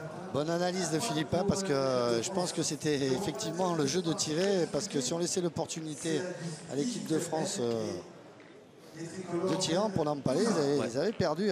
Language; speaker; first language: French; native; French